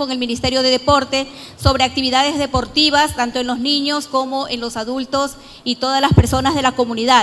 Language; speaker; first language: Spanish; native; Spanish